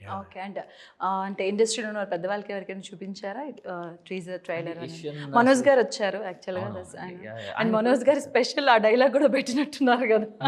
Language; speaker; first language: Telugu; native; Telugu